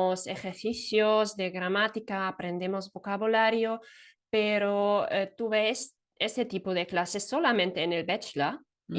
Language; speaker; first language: Spanish; non-native, fluent; German